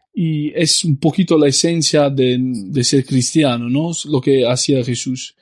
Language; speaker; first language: Spanish; non-native, fluent; Italian